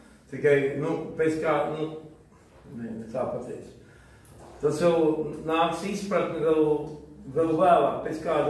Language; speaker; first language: Latvian; non-native, local second language; Russian